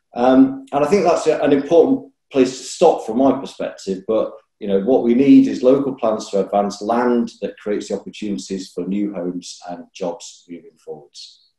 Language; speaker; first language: English; native; English